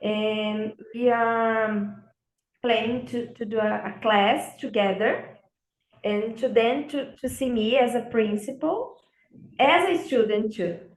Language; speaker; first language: English; non-native, learner; Portuguese